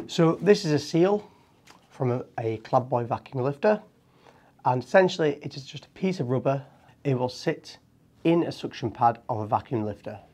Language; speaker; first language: English; native; English